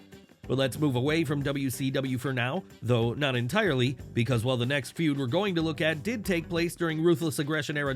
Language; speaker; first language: English; native; English